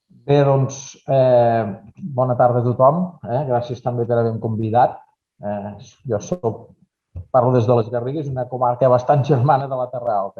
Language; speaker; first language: Catalan; native; Catalan